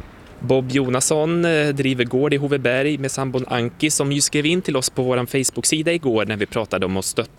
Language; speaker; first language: Swedish; native; Swedish